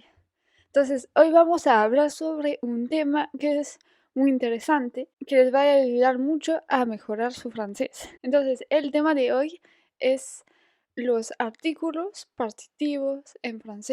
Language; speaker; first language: Spanish; non-native, fluent; French